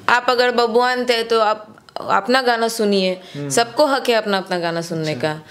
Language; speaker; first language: Hindi; non-native, local second language; Bangla